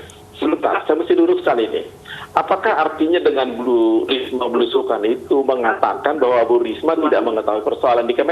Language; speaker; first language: Indonesian; native; Indonesian